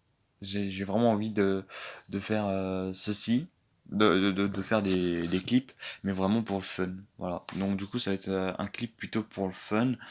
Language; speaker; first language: French; native; French